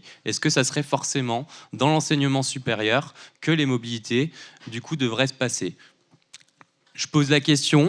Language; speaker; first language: French; native; French